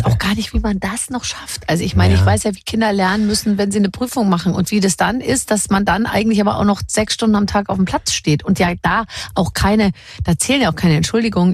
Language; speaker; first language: German; native; German